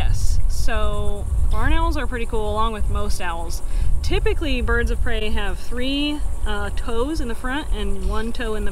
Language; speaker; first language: English; native; English